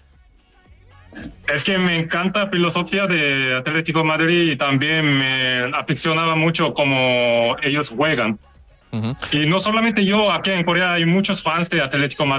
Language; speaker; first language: Spanish; non-native, fluent; Korean